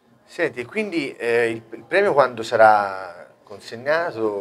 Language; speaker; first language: Italian; native; Italian